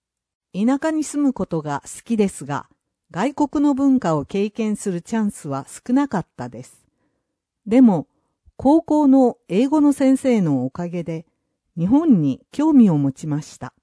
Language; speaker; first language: Japanese; non-native, fluent; English